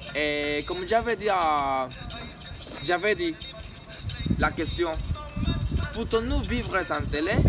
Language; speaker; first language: French; non-native, learner; Spanish